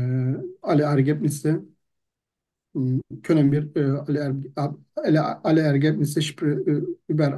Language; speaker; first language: German; non-native, learner; Turkish